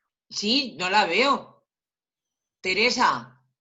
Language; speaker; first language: Spanish; native; Spanish